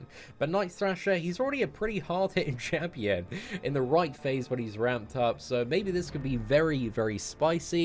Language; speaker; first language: English; native; English